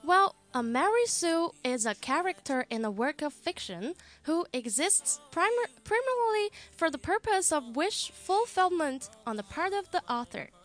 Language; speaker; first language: English; non-native, fluent; Chinese